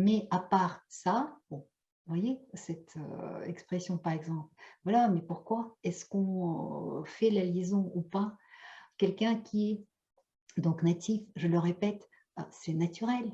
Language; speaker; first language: French; non-native, fluent; Russian